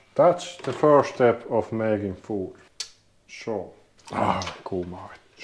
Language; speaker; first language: English; non-native, learner; Finnish